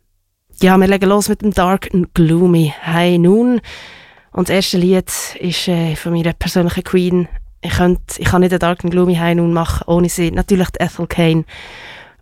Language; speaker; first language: German; native; German